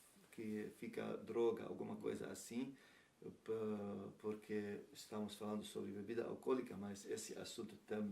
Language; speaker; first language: Portuguese; non-native, learner; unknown